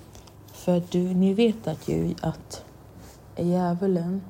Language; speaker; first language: Swedish; non-native, local second language; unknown